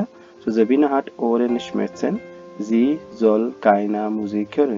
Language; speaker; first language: German; non-native, fluent; Hindi